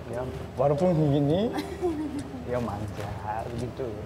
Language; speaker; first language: Indonesian; non-native, learner; Japanese